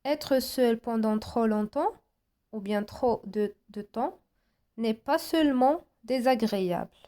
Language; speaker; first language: French; non-native, local second language; Arabic